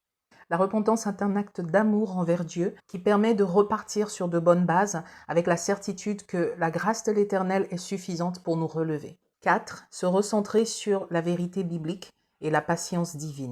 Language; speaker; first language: French; native; French